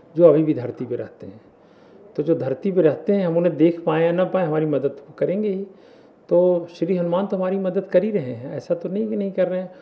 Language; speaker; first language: Hindi; native; Hindi